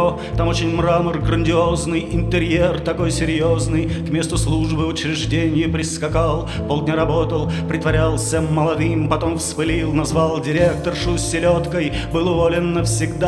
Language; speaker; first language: Russian; native; Russian